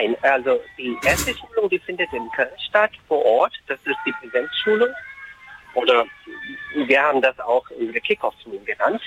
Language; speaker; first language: German; non-native, fluent; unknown